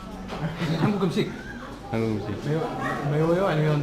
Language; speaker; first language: Korean; non-native, learner; English